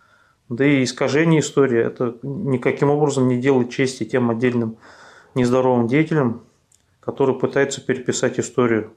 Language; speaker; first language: Russian; native; Russian